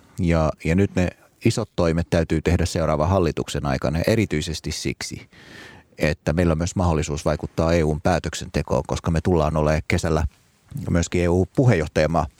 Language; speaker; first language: Finnish; early bilingual, other home language; Arabic